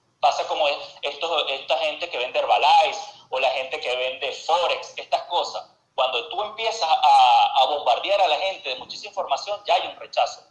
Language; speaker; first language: Spanish; native; Spanish